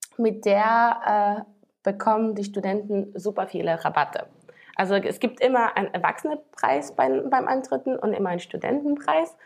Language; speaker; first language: German; non-native, fluent; Slovak